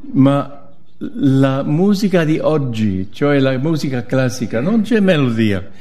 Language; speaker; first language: Italian; non-native, fluent; English